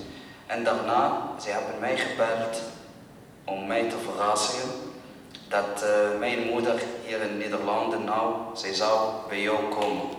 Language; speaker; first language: Dutch; non-native, learner; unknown